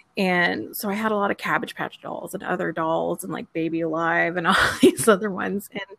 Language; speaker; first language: English; native; English